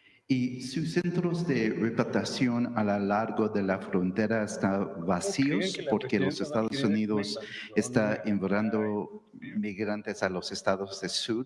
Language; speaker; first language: Spanish; early bilingual, heritage; Spanish